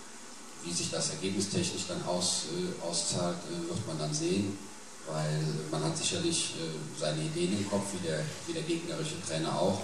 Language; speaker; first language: German; native; German